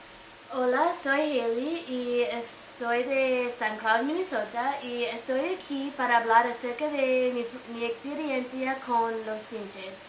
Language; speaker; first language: Spanish; non-native, fluent; English